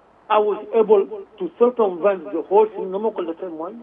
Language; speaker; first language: English; non-native, fluent; Wolof